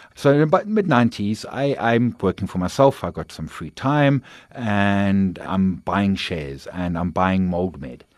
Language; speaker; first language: English; native; English